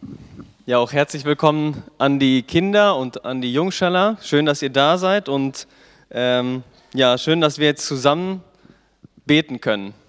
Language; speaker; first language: German; native; German